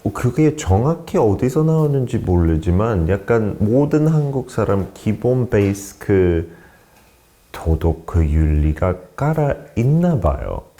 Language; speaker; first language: Korean; early bilingual, heritage; Korean